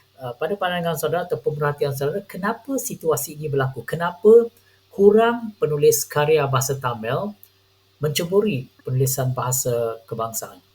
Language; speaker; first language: Malay; non-native, local second language; Tamil